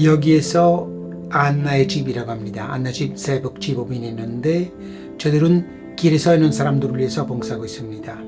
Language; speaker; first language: Korean; non-native, fluent; Italian